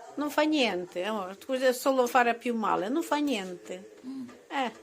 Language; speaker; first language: Italian; non-native, learner; Ukrainian